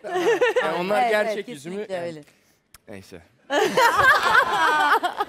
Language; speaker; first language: Turkish; early bilingual, heritage; Turkish